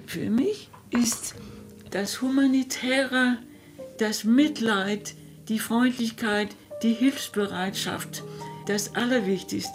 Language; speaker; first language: German; non-native, fluent; Danish